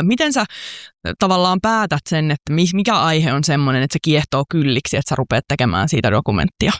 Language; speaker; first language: Finnish; native; Finnish